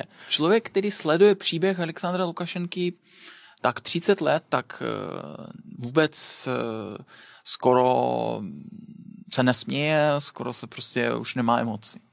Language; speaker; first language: Czech; non-native, fluent; Belarusian